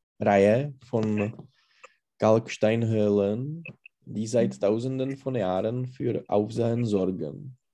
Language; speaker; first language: German; non-native, learner; Czech